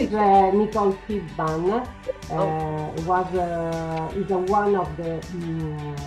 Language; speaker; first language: English; non-native, learner; Italian